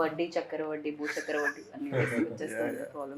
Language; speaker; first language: Telugu; native; Telugu